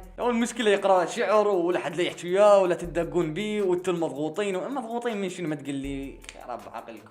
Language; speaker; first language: Arabic; native; Arabic